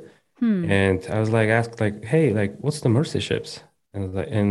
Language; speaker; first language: English; non-native, fluent; Kazakh